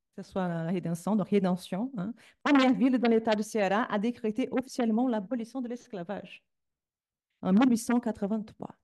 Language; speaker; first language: French; native; French